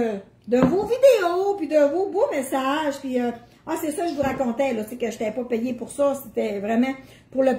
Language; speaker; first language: French; native; French